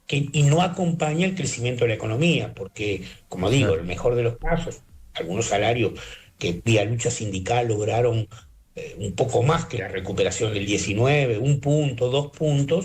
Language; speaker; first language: Spanish; native; Spanish